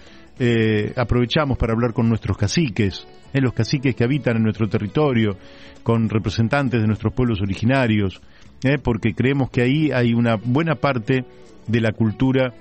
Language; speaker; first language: Spanish; native; Spanish